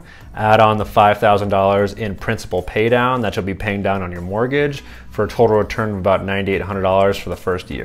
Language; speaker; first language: English; native; English